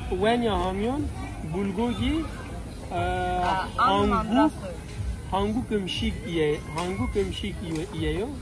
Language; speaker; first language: Korean; non-native, learner; Kurdish